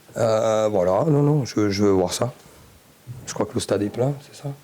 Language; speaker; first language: French; native; French